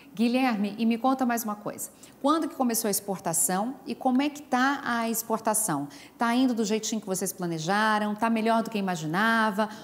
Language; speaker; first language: Portuguese; native; Portuguese